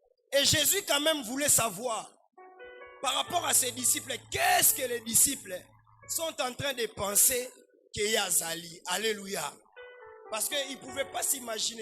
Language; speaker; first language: French; non-native, local second language; Lingala